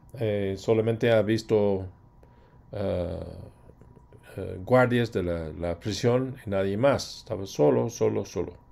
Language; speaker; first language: Spanish; non-native, fluent; English